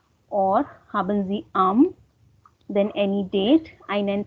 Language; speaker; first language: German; non-native, fluent; Hindi